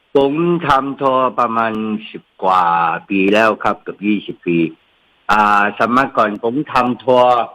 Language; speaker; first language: Thai; non-native, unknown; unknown